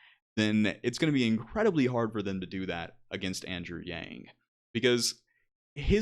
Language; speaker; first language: English; native; English